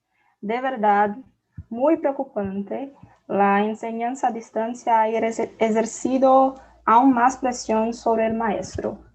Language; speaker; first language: Spanish; non-native, fluent; Portuguese